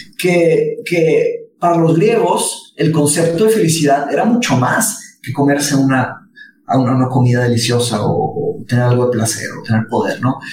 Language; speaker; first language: Spanish; early bilingual, other home language; Portuguese